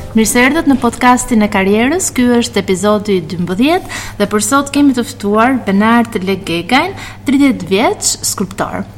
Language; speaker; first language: Albanian; native; Albanian